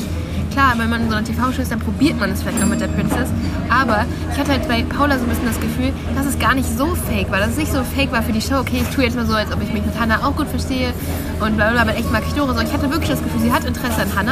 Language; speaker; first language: German; native; German